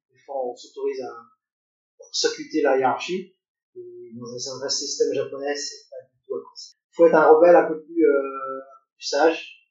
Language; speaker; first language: French; early bilingual, other home language; Cantonese